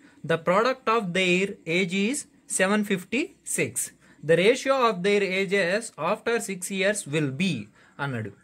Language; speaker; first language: English; non-native, local second language; Telugu